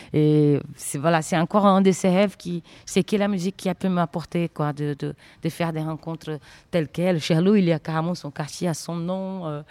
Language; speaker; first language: French; non-native, fluent; Portuguese